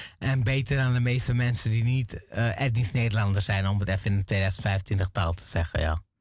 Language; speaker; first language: Dutch; non-native, fluent; Tigrinya